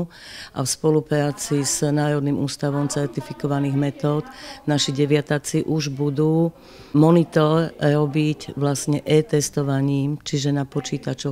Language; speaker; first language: Slovak; native; Slovak